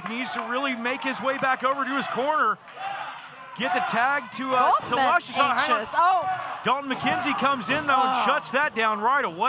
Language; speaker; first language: English; native; English